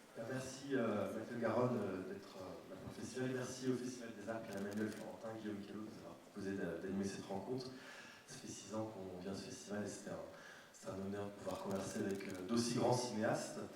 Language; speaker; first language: French; native; French